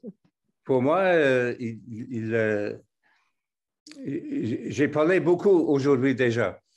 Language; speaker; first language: French; non-native, fluent; English